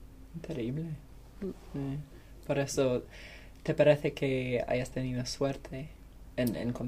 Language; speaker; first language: Spanish; non-native, learner; English